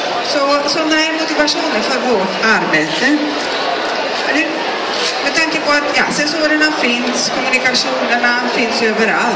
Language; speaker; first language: Swedish; non-native, fluent; Greek